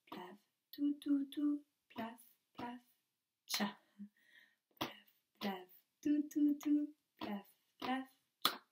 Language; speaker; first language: French; native; French